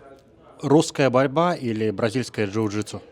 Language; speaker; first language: Russian; native; Russian